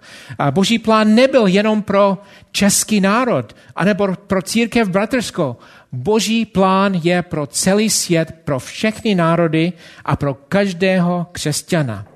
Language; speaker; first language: Czech; non-native, fluent; English